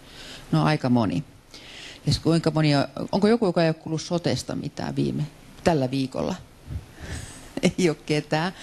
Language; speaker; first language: Finnish; native; Finnish